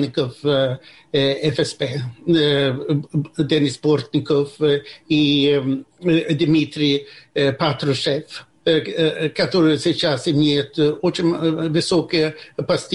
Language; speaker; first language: Russian; non-native, fluent; Swedish